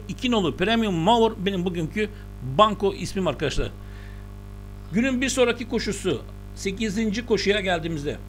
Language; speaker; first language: Turkish; native; Turkish